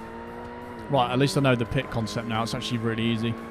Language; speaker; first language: English; native; English